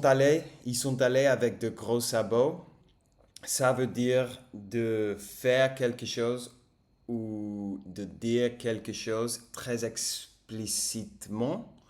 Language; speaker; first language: French; non-native, fluent; English